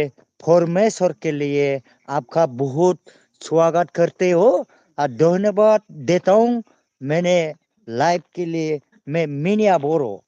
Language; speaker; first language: Hindi; non-native, local second language; Bodo